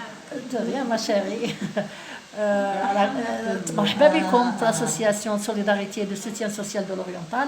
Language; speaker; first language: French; non-native, local second language; Arabic